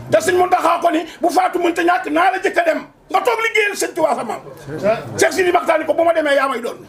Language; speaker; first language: Wolof; native; Wolof